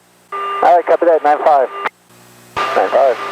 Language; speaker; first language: English; native; English